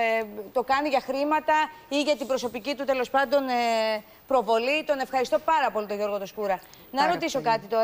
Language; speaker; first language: Greek; native; Greek